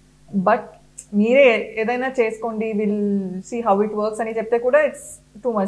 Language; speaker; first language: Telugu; non-native, fluent; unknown